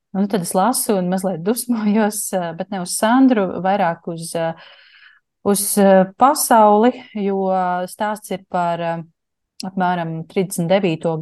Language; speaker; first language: Latvian; native; Latvian